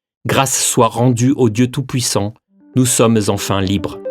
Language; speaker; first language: French; native; French